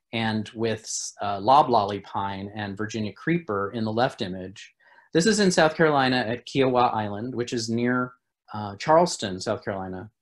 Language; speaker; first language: English; native; English